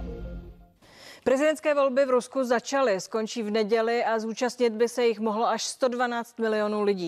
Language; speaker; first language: Czech; native; Czech